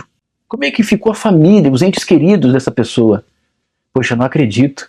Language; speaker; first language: Portuguese; native; Portuguese